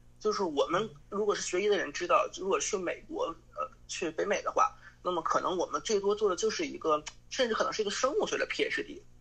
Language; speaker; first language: Chinese; native; Chinese